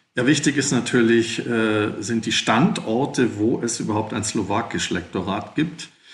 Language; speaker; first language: German; native; German